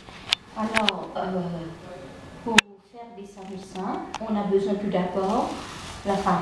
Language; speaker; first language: French; non-native, fluent; Nepali